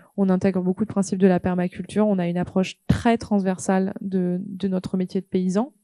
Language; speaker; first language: French; native; French